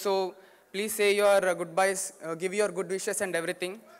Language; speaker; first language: English; non-native, local second language; Telugu